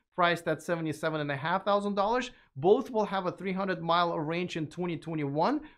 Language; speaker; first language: English; non-native, fluent; Russian